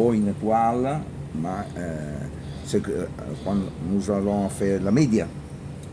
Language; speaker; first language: French; non-native, learner; Italian